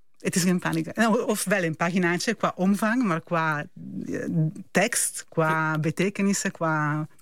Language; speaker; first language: Dutch; non-native, fluent; Italian